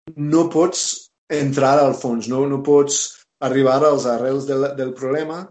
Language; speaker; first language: Catalan; non-native, fluent; English